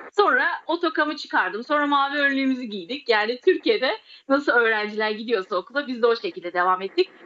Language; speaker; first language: Turkish; early bilingual, other home language; Azerbaijani